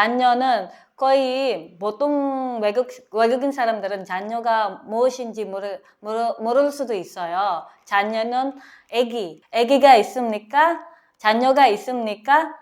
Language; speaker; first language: Korean; non-native, learner; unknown